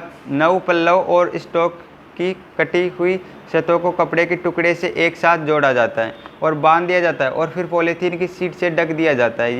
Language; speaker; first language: Hindi; native; Hindi